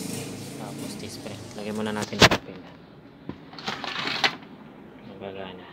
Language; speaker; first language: Filipino; native; Filipino